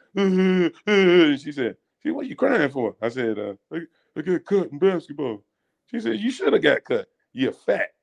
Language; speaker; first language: English; native; English